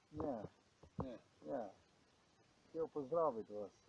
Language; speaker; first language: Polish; non-native, learner; Slovenian